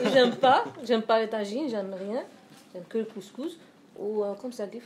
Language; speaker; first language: French; non-native, learner; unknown